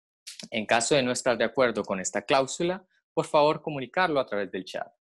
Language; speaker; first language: Spanish; native; Spanish